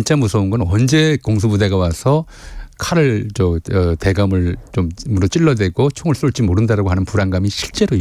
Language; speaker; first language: Korean; native; Korean